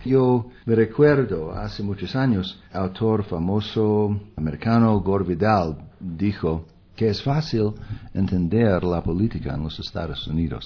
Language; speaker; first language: Spanish; non-native, fluent; English